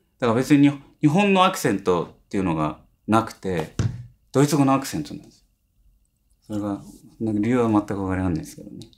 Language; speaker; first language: Japanese; early bilingual, heritage; Japanese